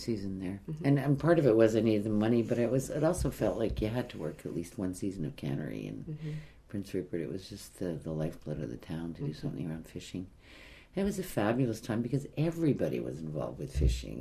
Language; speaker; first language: English; native; English